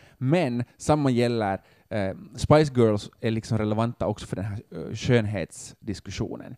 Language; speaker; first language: Swedish; native; Swedish